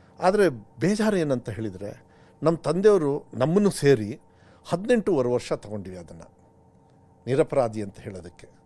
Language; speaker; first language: Kannada; native; Kannada